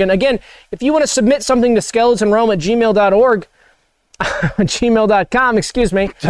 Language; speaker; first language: English; native; English